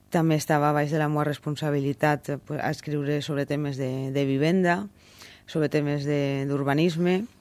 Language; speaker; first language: Catalan; native; Catalan